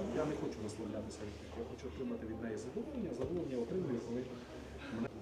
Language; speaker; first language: Ukrainian; non-native, local second language; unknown